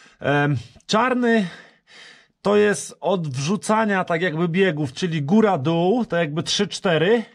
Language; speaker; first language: Polish; native; Polish